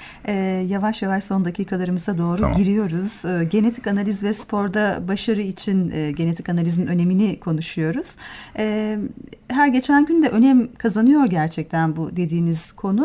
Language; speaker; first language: Turkish; native; Turkish